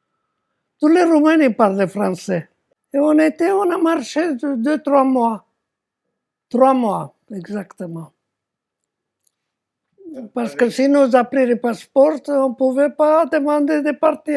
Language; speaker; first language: French; non-native, fluent; Romanian